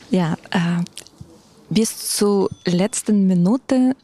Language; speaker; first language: German; non-native, fluent; Ukrainian